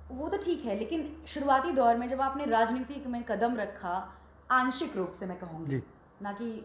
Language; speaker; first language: Hindi; native; Hindi